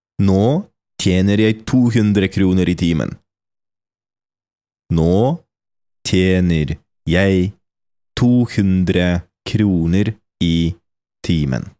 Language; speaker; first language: Norwegian; non-native, fluent; Polish